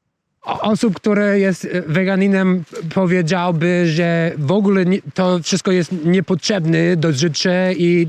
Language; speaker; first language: Polish; non-native, fluent; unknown